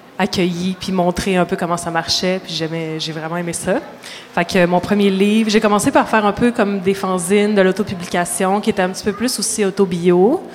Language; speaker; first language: French; native; French